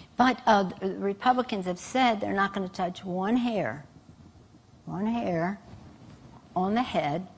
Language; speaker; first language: English; native; English